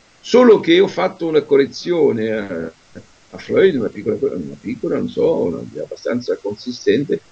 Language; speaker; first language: Italian; non-native, fluent; French